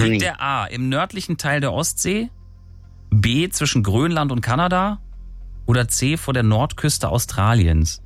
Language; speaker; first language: German; native; German